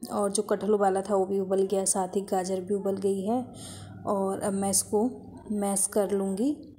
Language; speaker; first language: Hindi; native; Hindi